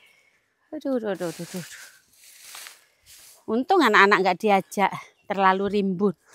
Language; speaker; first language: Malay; non-native, local second language; Javanese